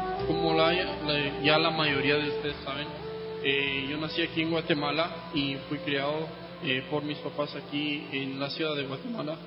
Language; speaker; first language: Spanish; non-native, local second language; English